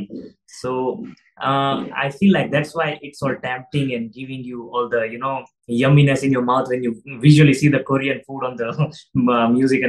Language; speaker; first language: English; non-native, local second language; Gujarati